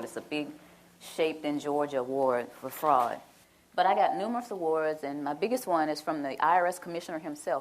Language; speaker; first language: English; native; English